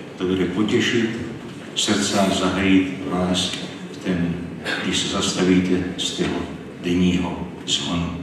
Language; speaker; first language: Czech; native; Czech